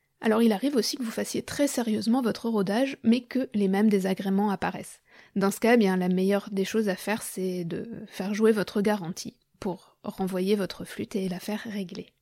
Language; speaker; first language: French; native; French